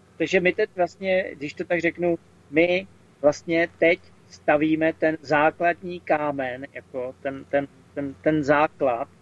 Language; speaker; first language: Czech; native; Czech